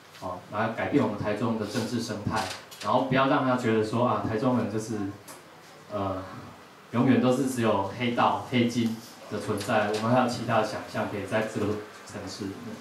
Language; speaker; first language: Chinese; native; Chinese